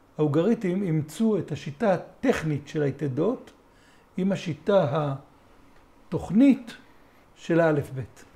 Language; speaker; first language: Hebrew; native; Hebrew